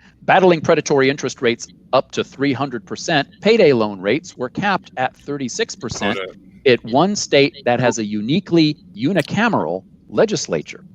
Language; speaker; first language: English; native; English